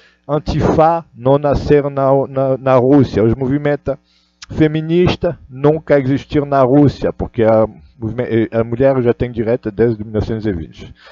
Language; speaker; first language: Portuguese; non-native, learner; Russian